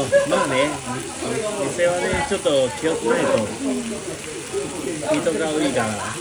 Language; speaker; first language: Japanese; non-native, learner; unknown